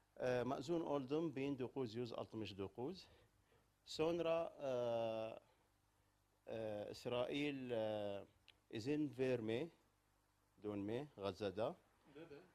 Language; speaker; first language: Turkish; non-native, learner; Arabic